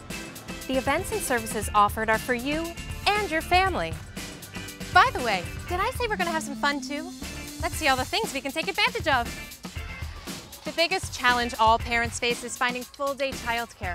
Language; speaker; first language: English; native; English